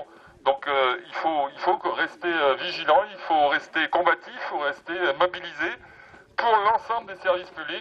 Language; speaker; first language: French; native; French